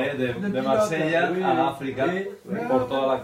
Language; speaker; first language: Spanish; native; Spanish